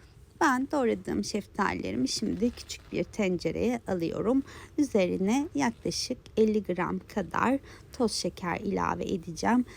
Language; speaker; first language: Turkish; native; Turkish